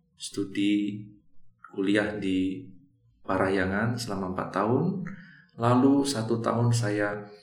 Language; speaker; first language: Indonesian; native; Indonesian